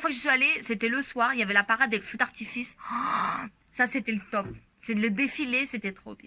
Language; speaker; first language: French; native; French